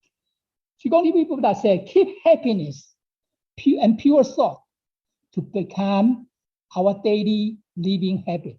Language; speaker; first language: English; non-native, fluent; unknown